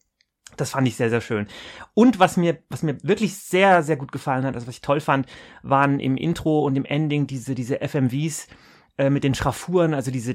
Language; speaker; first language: German; native; German